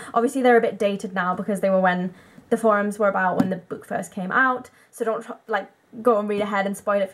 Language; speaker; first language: English; native; English